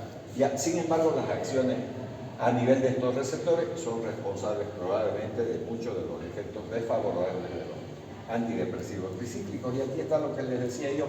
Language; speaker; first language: Spanish; native; Spanish